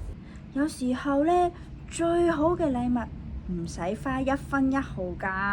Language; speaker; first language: Cantonese; native; Cantonese